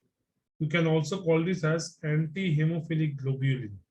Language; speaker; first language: English; non-native, local second language; Bangla